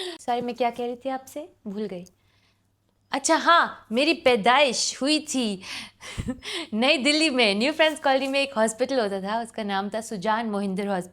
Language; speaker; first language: Hindi; non-native, local second language; English